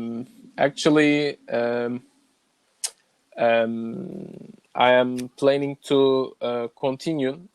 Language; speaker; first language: English; non-native, learner; Turkish